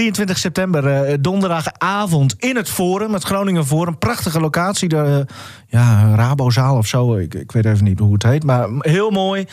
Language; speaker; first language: Dutch; native; Dutch